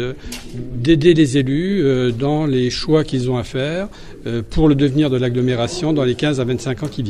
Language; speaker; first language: French; native; French